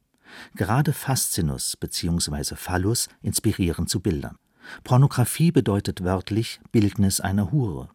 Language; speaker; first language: German; native; German